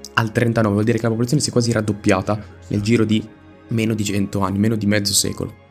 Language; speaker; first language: Italian; native; Italian